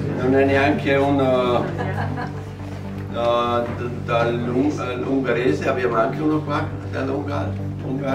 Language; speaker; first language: Italian; non-native, local second language; German